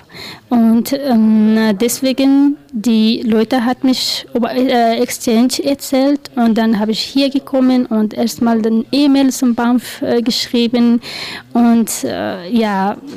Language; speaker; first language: German; non-native, learner; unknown